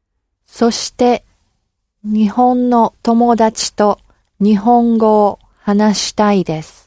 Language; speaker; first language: Japanese; non-native, learner; English